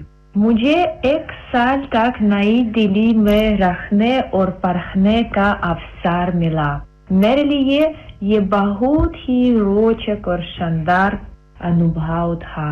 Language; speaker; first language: Hindi; non-native, fluent; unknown